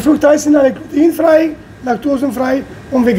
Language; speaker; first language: German; non-native, fluent; Italian